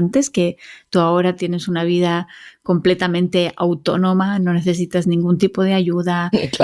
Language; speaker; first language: Spanish; native; Spanish